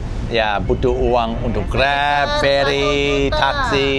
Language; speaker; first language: Indonesian; non-native, fluent; English